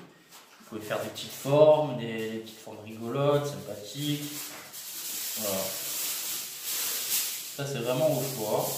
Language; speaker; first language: French; native; French